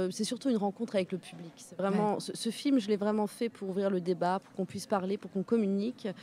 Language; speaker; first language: French; native; French